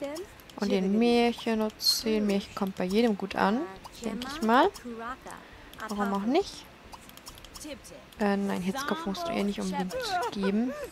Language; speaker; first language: German; native; German